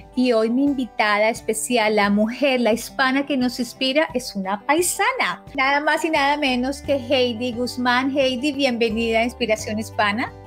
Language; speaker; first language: Spanish; native; Spanish